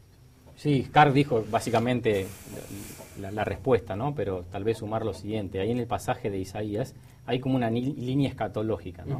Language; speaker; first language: Spanish; native; Spanish